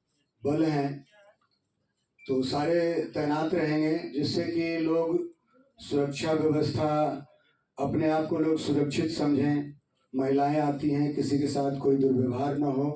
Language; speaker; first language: Hindi; native; Hindi